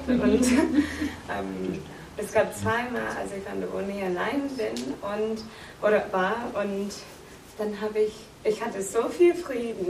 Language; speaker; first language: German; non-native, learner; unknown